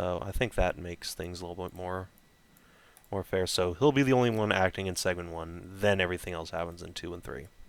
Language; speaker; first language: English; native; English